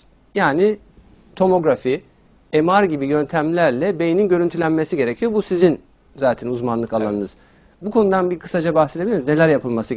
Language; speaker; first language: Turkish; native; Turkish